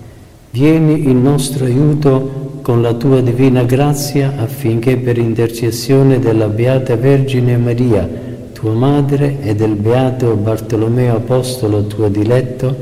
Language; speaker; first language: Italian; native; Italian